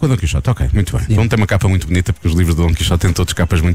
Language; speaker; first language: Portuguese; native; Portuguese